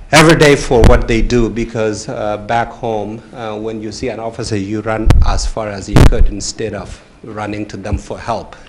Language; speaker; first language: English; non-native, fluent; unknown